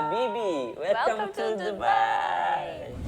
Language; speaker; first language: Indonesian; native; Indonesian